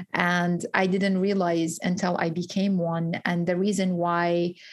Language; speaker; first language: English; early bilingual, other home language; Kurdish